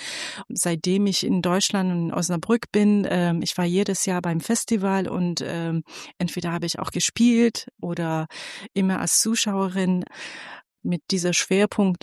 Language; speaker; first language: German; non-native, fluent; Persian